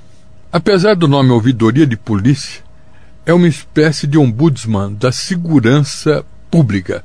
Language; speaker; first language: Portuguese; native; Portuguese